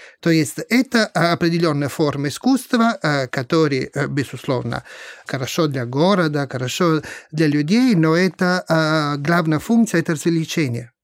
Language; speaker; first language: Russian; non-native, fluent; Italian